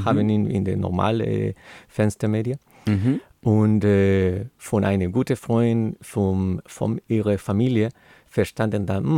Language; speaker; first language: German; non-native, learner; Spanish